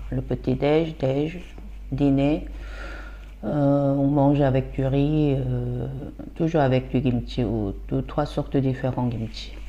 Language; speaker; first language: French; non-native, fluent; Korean